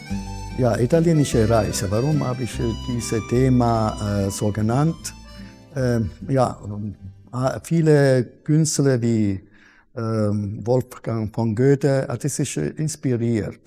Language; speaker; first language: German; non-native, fluent; Italian